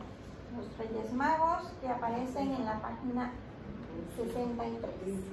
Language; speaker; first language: Spanish; non-native, fluent; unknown